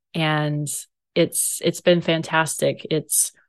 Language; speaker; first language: English; native; English